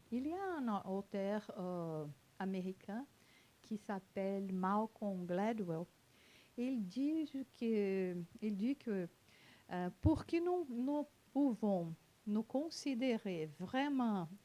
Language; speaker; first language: French; non-native, fluent; Portuguese